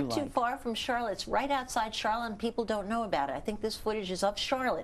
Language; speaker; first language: English; native; English